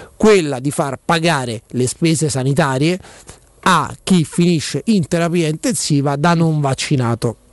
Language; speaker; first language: Italian; native; Italian